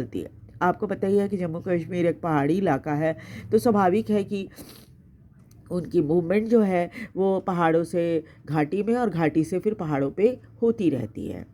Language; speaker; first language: Hindi; native; Hindi